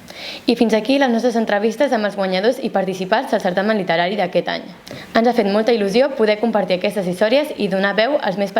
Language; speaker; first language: Catalan; native; Catalan